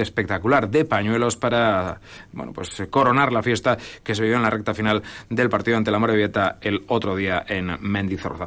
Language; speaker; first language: Spanish; native; Spanish